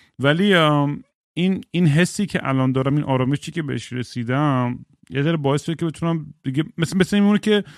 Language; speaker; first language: Persian; native; Persian